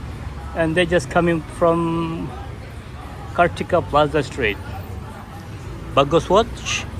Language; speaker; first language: English; non-native, learner; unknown